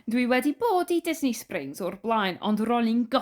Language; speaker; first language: Welsh; non-native, fluent; English